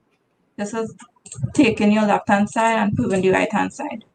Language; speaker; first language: English; native; English